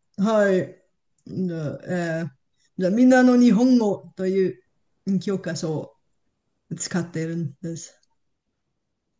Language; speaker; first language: Japanese; non-native, learner; Bulgarian